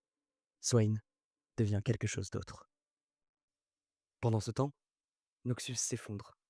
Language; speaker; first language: French; native; French